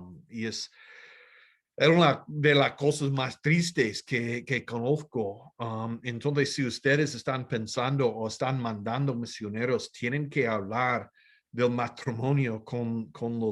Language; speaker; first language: Spanish; non-native, fluent; English